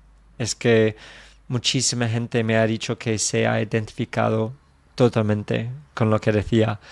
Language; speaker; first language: Spanish; non-native, fluent; English